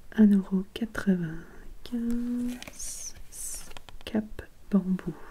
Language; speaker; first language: French; non-native, fluent; English